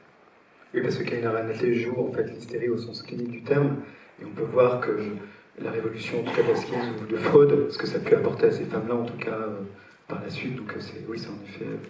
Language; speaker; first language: French; native; French